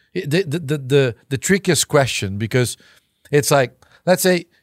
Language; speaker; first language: English; non-native, fluent; Portuguese